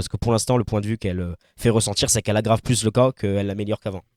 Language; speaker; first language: French; native; French